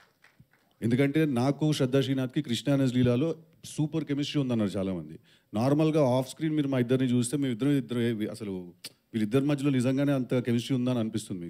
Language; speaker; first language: Telugu; native; Telugu